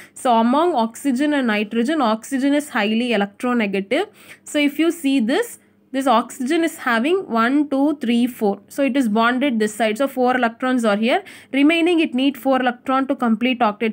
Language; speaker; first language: English; non-native, local second language; Tamil